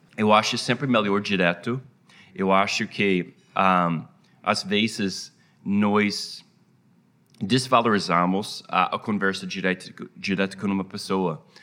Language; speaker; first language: Portuguese; non-native, fluent; English